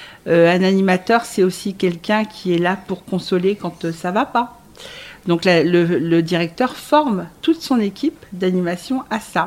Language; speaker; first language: French; native; French